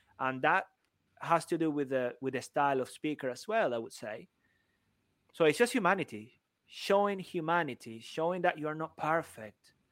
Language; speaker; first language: English; non-native, fluent; Spanish